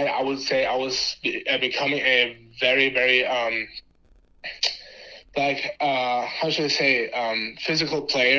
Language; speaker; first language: English; non-native, fluent; German